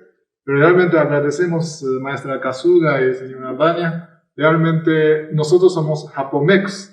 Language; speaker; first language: Spanish; non-native, fluent; Japanese